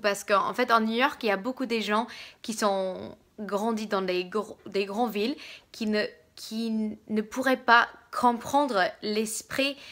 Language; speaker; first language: French; non-native, fluent; English